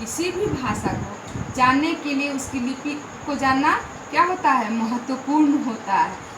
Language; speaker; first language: Hindi; native; Hindi